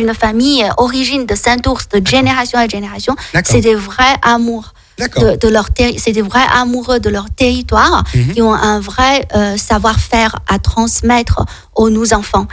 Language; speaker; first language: French; non-native, fluent; Chinese